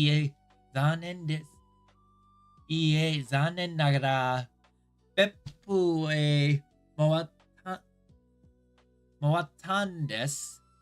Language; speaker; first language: Japanese; non-native, learner; English